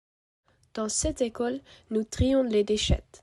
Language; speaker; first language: French; non-native, learner; Dutch